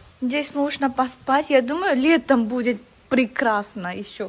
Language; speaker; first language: Russian; non-native, learner; Korean